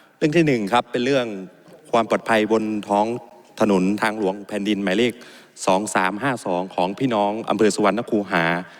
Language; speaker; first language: Thai; native; Thai